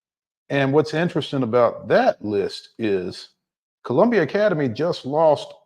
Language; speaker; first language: English; native; English